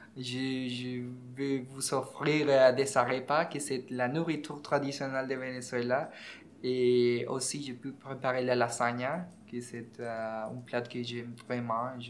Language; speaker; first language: French; non-native, learner; Spanish